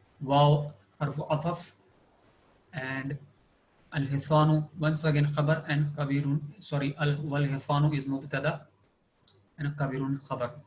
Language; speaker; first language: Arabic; non-native, fluent; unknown